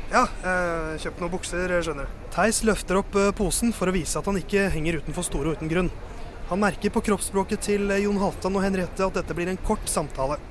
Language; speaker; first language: Norwegian; native; Norwegian